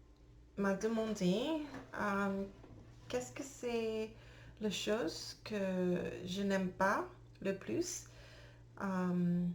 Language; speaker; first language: French; non-native, learner; English